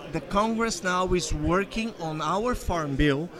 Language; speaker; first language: English; non-native, fluent; Portuguese